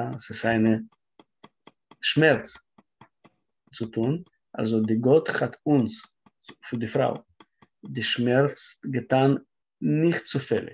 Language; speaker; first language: German; non-native, fluent; Russian